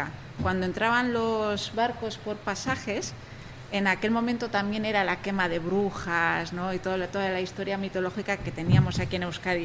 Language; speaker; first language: Spanish; native; Spanish